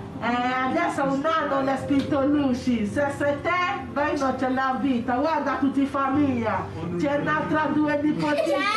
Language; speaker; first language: Italian; non-native, learner; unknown